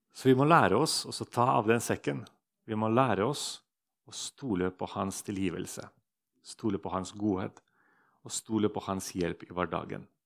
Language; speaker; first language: Norwegian; non-native, fluent; Russian